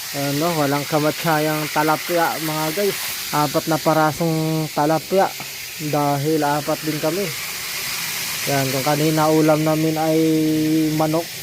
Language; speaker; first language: Filipino; native; Filipino